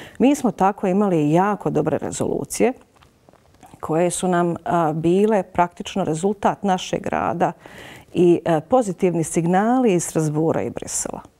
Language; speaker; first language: Serbian; native; Serbian